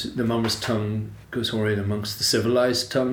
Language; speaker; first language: English; native; English